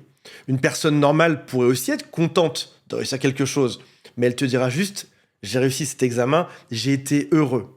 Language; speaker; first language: French; native; French